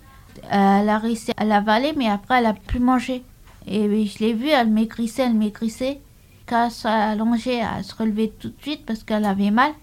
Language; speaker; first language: French; native; French